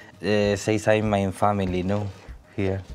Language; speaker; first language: Dutch; non-native, learner; Spanish